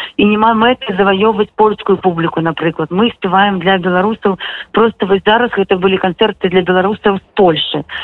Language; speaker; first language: Belarusian; non-native, local second language; Russian